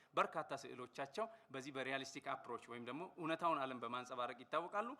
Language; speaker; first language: Amharic; non-native, local second language; Oromo